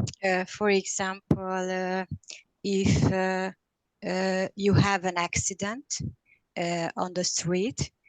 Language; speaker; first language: English; non-native, learner; Hungarian